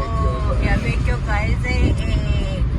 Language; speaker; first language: Italian; non-native, learner; Korean